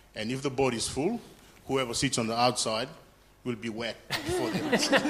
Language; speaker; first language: English; non-native, fluent; Fijian